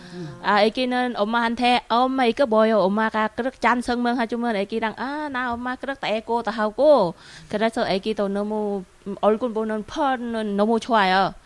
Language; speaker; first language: Korean; non-native, learner; Vietnamese